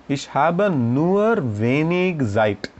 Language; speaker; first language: German; non-native, learner; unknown